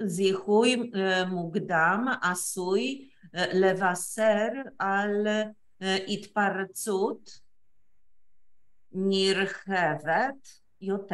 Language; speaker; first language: Hebrew; non-native, fluent; Polish